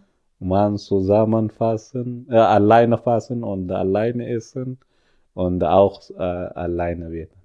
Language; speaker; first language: German; non-native, learner; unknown